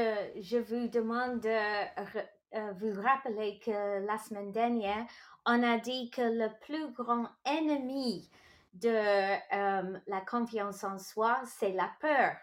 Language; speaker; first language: French; non-native, local second language; English